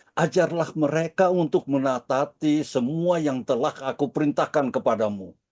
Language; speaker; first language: Indonesian; early bilingual, heritage; Dutch